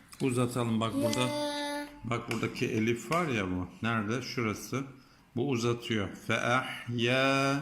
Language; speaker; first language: Turkish; native; Turkish